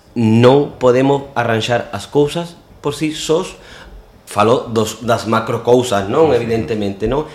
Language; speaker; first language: Galician; non-native, local second language; Spanish